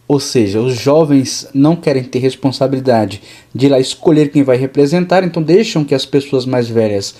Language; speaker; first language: Portuguese; native; Portuguese